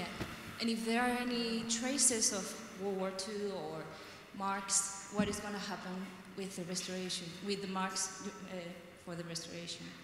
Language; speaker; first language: English; non-native, learner; French